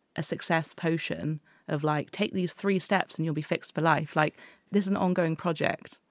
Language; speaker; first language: English; native; English